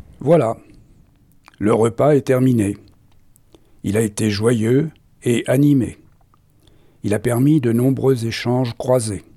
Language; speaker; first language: French; native; French